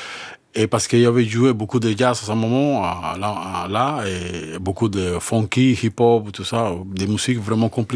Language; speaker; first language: French; non-native, fluent; Spanish